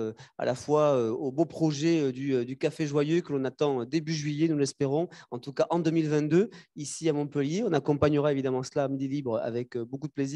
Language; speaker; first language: French; native; French